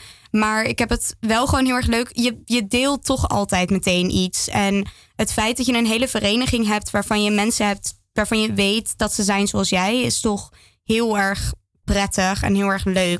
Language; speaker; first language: Dutch; native; Dutch